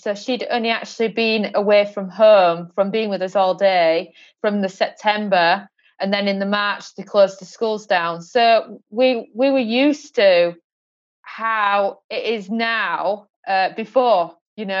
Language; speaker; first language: English; native; English